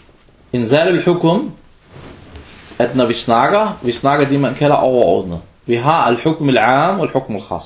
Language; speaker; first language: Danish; early bilingual, other home language; Arabic